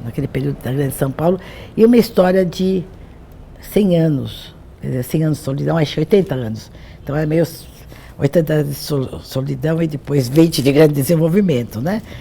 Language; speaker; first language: Portuguese; native; Portuguese